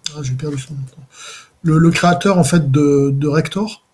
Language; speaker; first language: French; native; French